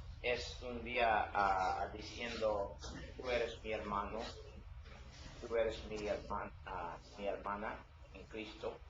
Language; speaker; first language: Spanish; non-native, learner; English